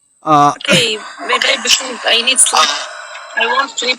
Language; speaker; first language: English; non-native, learner; Arabic